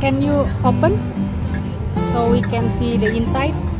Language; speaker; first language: English; non-native, learner; Indonesian